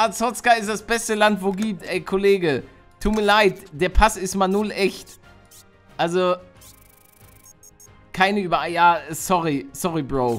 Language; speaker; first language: German; native; German